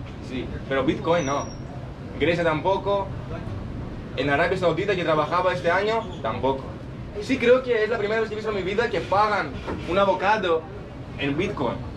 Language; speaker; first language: Spanish; non-native, fluent; Greek